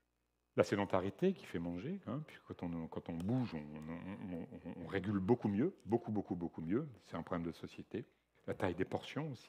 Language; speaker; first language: French; native; French